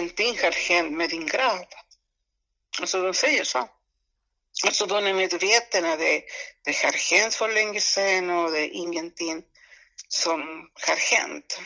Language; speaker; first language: Swedish; non-native, fluent; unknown